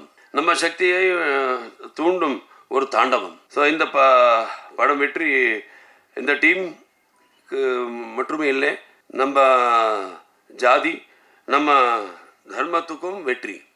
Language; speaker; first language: Tamil; non-native, local second language; Telugu